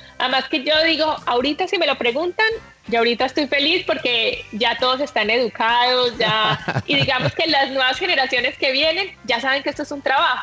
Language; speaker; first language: Spanish; native; Spanish